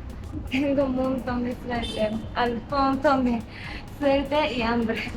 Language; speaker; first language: Spanish; non-native, learner; Japanese